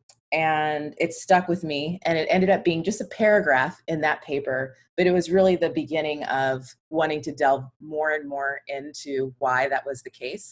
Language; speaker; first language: English; native; English